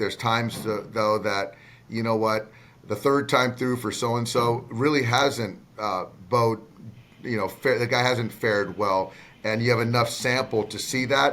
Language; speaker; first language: English; native; English